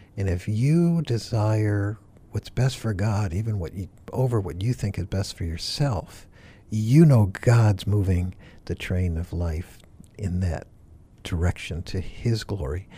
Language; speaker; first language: English; native; English